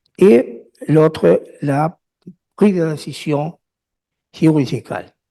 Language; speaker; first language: French; non-native, learner; Spanish